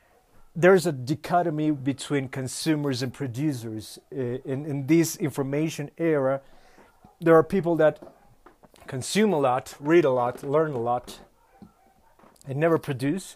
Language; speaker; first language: English; non-native, fluent; Spanish